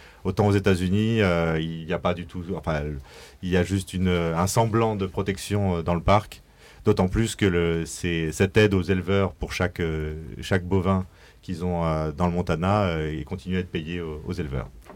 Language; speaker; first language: French; native; French